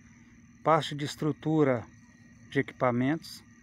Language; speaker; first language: Portuguese; native; Portuguese